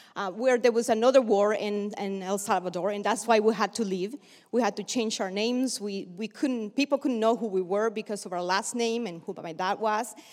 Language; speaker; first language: English; early bilingual, other home language; Spanish